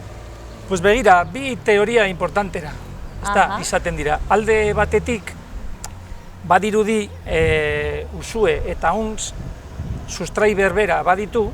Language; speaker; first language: Basque; non-native, local second language; Spanish